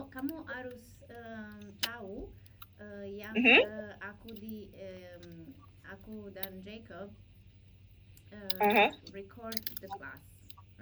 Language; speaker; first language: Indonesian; non-native, learner; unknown